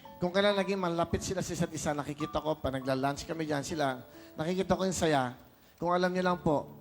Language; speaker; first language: Filipino; native; Filipino